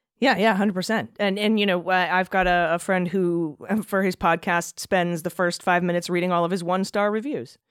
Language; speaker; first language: English; native; English